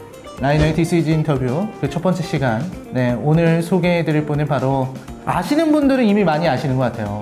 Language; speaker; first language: Korean; native; Korean